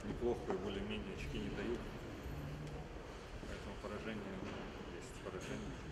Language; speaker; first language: Russian; native; Russian